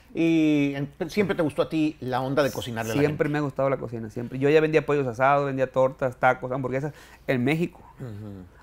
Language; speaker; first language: Spanish; native; Spanish